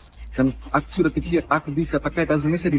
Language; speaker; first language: Indonesian; non-native, learner; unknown